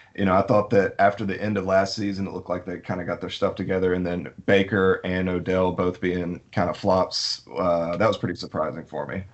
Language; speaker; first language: English; native; English